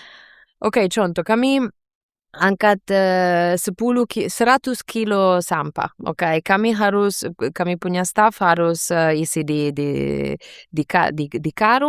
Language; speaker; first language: Indonesian; non-native, fluent; Italian